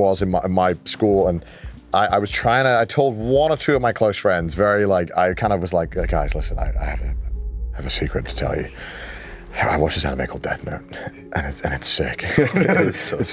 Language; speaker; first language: English; native; English